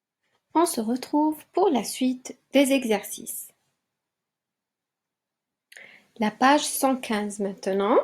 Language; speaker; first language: French; non-native, local second language; Arabic